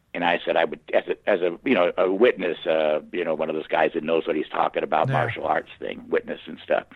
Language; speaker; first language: English; native; English